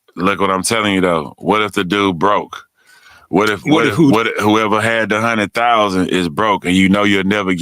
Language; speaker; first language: English; native; English